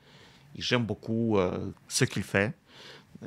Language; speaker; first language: French; non-native, fluent; Russian